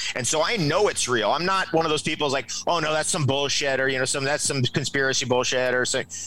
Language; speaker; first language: English; native; English